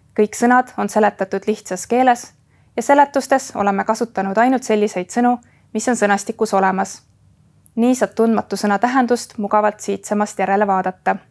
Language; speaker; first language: Estonian; native; Estonian